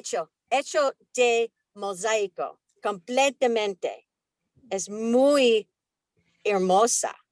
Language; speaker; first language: Spanish; non-native, learner; English